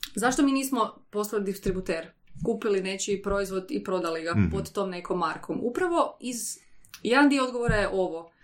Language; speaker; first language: Croatian; native; Croatian